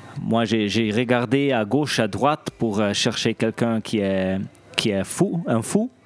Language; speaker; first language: French; non-native, local second language; Italian